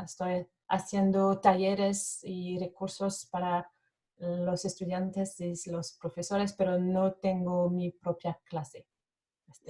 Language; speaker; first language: Spanish; non-native, fluent; French